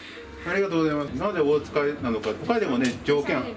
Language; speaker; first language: Japanese; native; Japanese